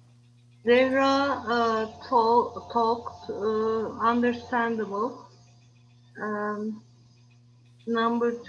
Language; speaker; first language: English; non-native, learner; Turkish